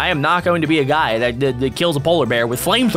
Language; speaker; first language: English; native; English